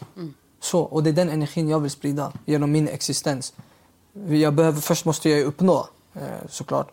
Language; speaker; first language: Swedish; early bilingual, other home language; Uyghur